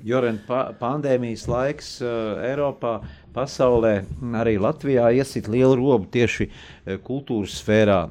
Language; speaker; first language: Latvian; native; Latvian